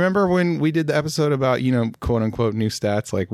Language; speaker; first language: English; native; English